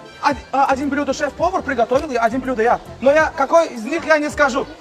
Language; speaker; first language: Russian; non-native, learner; Turkmen